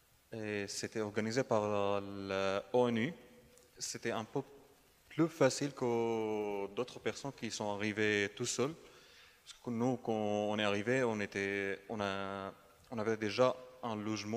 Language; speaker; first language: French; non-native, fluent; Arabic